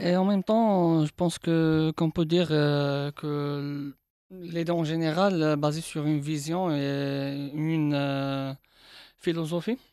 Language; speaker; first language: French; non-native, local second language; Arabic